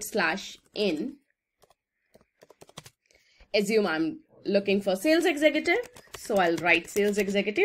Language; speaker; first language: English; non-native, local second language; Hindi